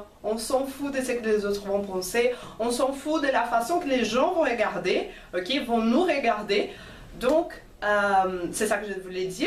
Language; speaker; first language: French; non-native, fluent; Portuguese